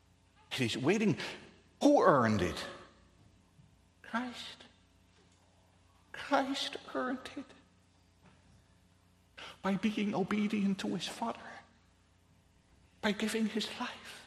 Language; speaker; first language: English; non-native, fluent; Dutch